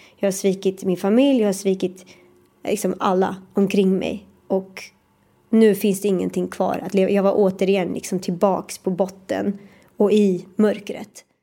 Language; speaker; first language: Swedish; native; Swedish